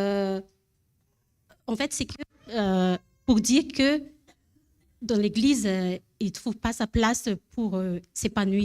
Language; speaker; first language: French; non-native, learner; Malagasy